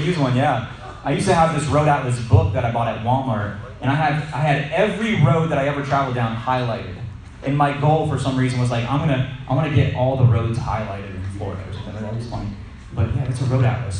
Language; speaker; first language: English; native; English